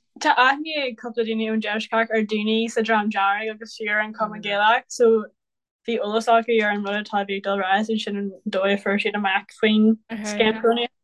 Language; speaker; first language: Irish; non-native, local second language; English